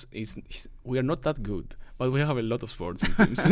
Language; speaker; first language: English; non-native, fluent; Greek